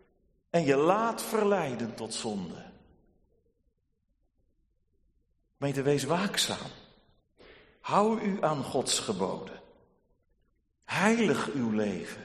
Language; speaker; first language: Dutch; native; Dutch